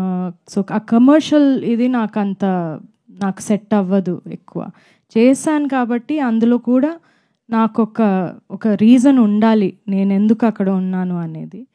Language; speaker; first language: Telugu; non-native, fluent; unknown